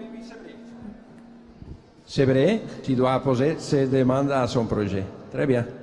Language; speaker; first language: French; non-native, fluent; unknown